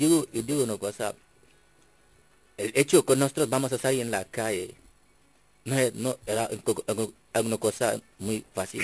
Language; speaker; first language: Spanish; non-native, fluent; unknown